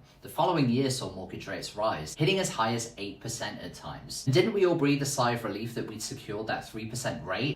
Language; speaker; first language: English; native; English